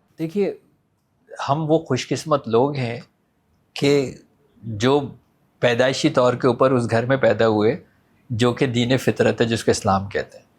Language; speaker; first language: Urdu; native; Urdu